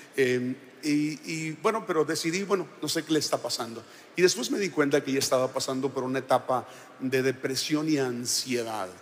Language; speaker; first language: Spanish; native; Spanish